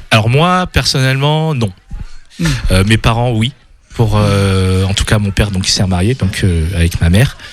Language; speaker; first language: French; early bilingual, other home language; Hmong